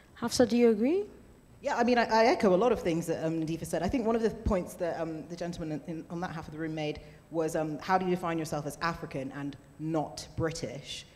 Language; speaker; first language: English; native; English